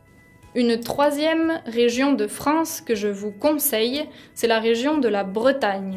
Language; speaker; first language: French; non-native, fluent; Spanish